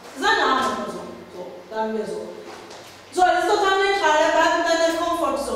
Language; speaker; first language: German; non-native, learner; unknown